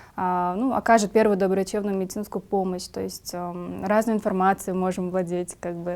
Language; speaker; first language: Russian; non-native, local second language; Kazakh